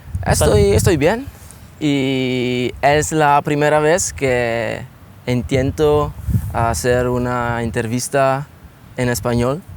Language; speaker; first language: Spanish; non-native, learner; Italian